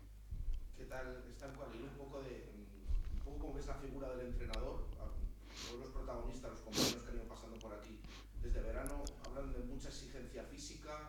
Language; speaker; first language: Spanish; native; Spanish